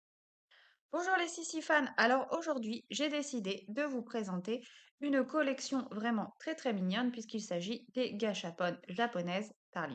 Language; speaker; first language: French; native; French